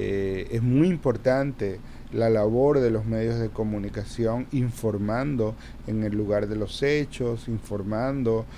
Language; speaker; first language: Spanish; native; Spanish